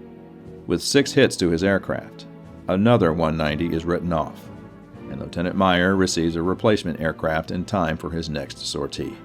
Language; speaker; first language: English; native; English